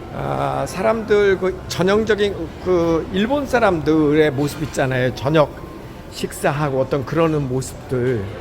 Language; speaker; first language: Korean; native; Korean